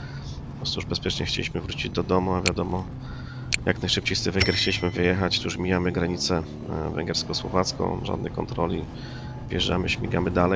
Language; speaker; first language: Polish; native; Polish